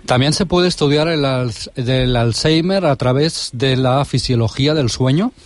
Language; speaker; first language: Spanish; non-native, local second language; Catalan